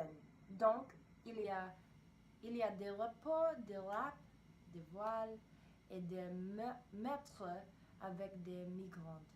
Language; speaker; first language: French; non-native, learner; English